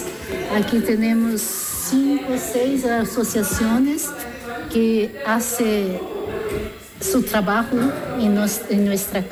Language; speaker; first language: Spanish; non-native, learner; Italian